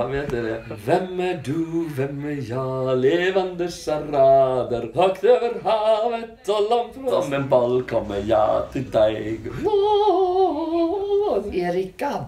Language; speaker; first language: Swedish; native; Swedish